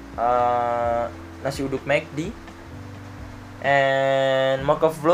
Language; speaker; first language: English; non-native, learner; Indonesian